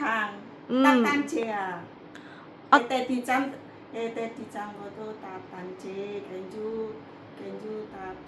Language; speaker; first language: Chinese; non-native, learner; Indonesian